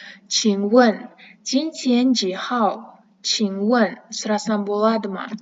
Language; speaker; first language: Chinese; non-native, fluent; Kazakh